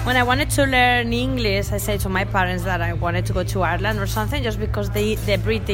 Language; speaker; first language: English; non-native, fluent; Spanish